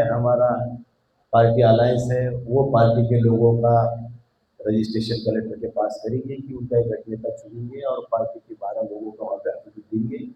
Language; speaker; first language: Hindi; non-native, local second language; Marathi